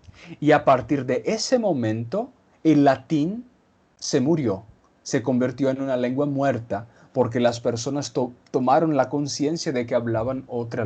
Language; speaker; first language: Spanish; non-native, fluent; Portuguese